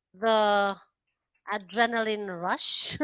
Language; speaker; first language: English; non-native, fluent; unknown